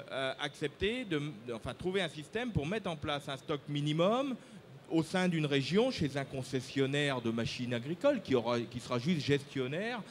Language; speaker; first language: French; native; French